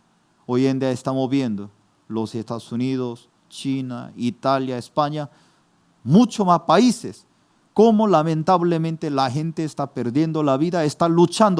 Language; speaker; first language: Spanish; non-native, fluent; Korean